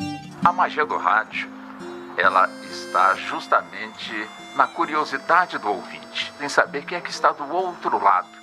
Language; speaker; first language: Portuguese; native; Portuguese